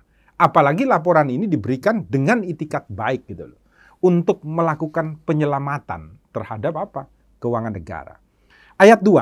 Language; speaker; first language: Indonesian; native; Indonesian